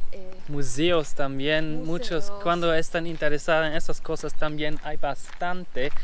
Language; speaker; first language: Spanish; non-native, learner; German